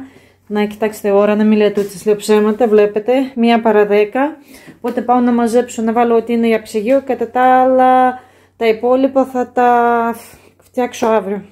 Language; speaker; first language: Greek; native; Greek